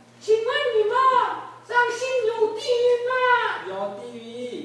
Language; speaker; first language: Chinese; non-native, learner; Korean